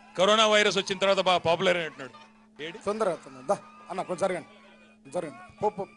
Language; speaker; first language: Telugu; native; Telugu